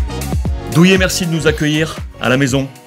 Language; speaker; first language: French; native; French